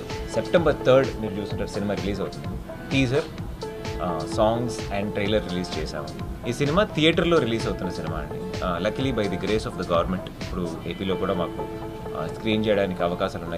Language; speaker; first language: Telugu; native; Telugu